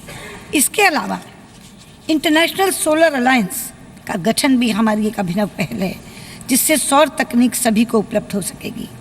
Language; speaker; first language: Hindi; native; Hindi